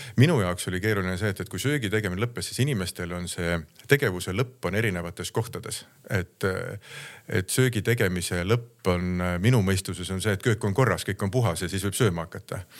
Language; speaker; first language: Estonian; native; Estonian